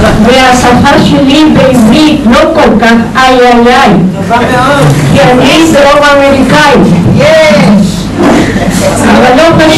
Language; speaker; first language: Hebrew; non-native, fluent; Spanish